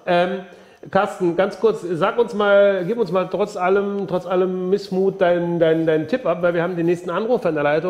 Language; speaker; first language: German; native; German